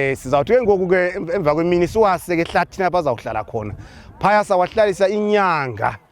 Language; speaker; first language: Xhosa; native; Xhosa